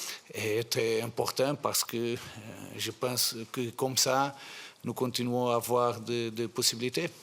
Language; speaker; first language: French; non-native, fluent; Portuguese